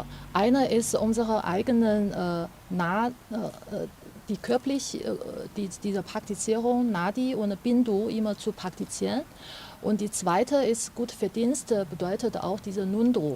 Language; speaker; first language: German; non-native, fluent; Chinese